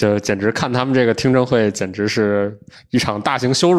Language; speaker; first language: Chinese; native; Chinese